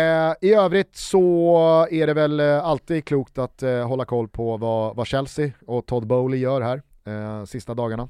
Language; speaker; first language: Swedish; native; Swedish